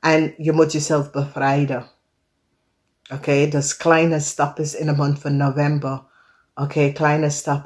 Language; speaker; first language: Dutch; non-native, learner; English